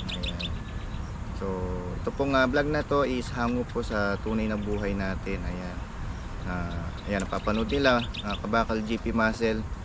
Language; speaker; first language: Filipino; non-native, local second language; Pampanga